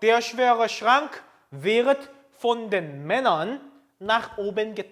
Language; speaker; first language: German; non-native, fluent; Korean